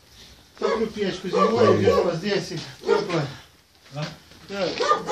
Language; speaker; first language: Russian; non-native, local second language; Romanian